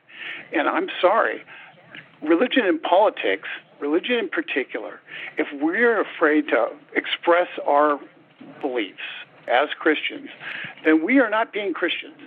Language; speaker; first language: English; native; English